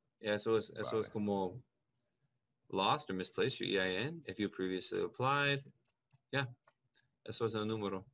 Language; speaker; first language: Spanish; non-native, learner; English